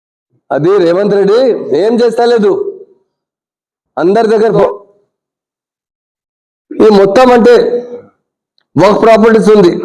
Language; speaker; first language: Telugu; non-native, local second language; Urdu